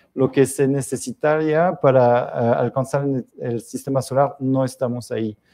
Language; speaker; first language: Spanish; non-native, fluent; French